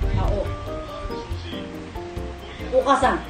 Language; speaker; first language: Japanese; non-native, learner; Filipino